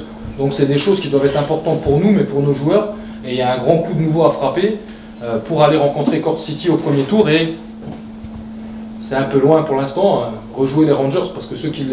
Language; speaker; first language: French; native; French